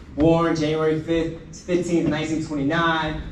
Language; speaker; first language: English; native; English